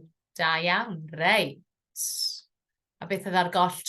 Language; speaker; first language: Welsh; non-native, fluent; English